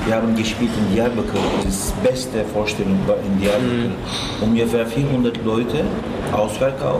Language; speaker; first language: German; non-native, learner; Turkish